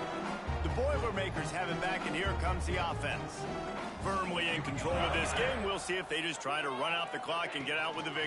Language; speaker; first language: English; native; English